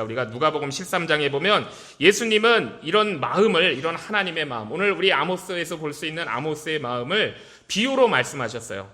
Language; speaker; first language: Korean; native; Korean